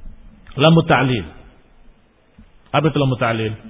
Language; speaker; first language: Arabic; non-native, fluent; Indonesian